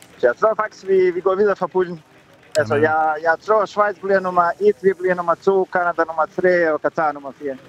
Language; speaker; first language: Danish; non-native, fluent; Bosnian